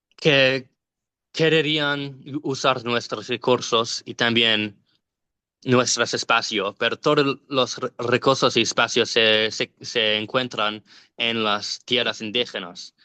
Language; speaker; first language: Spanish; non-native, learner; English